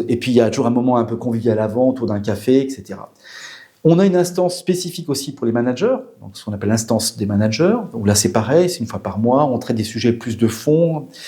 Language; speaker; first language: French; native; French